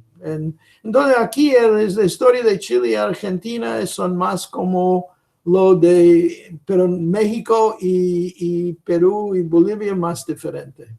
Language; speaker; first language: Spanish; non-native, fluent; English